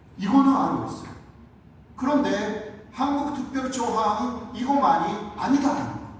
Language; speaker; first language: Korean; non-native, fluent; Japanese